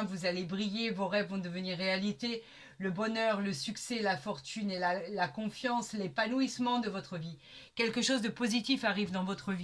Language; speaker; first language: French; native; French